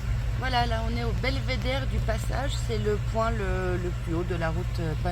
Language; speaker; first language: French; native; French